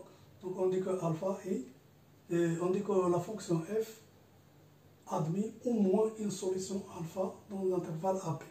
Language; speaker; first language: French; non-native, local second language; Arabic